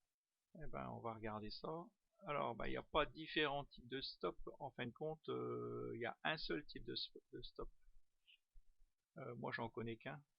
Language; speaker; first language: French; native; French